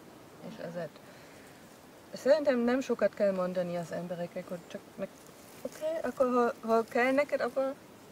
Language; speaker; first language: Hungarian; non-native, learner; German